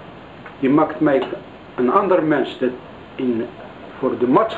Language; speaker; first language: Dutch; non-native, learner; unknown